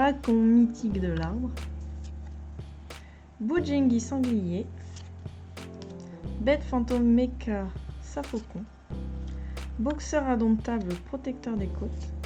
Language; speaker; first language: French; native; French